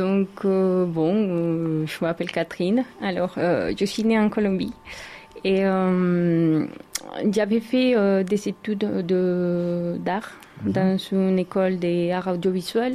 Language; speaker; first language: French; non-native, fluent; Spanish